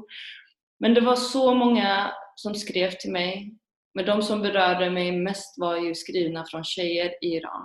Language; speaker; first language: Swedish; early bilingual, other home language; Persian